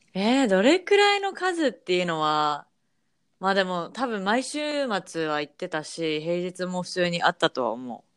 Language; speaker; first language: Japanese; native; Japanese